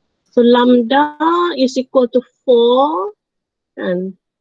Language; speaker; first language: English; non-native, local second language; Malay